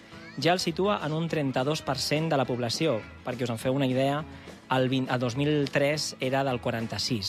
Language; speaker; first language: Catalan; native; Catalan